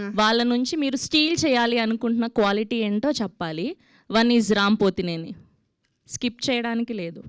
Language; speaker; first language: Telugu; native; Telugu